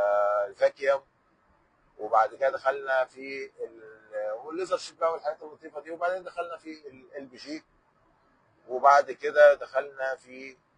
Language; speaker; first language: Arabic; native; Arabic